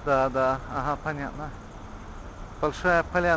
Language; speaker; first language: Russian; non-native, learner; English